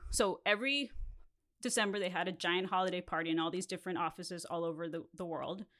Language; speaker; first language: English; non-native, fluent; Spanish